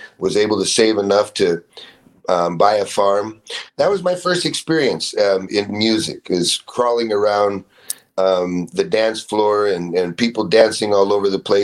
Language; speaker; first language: English; native; English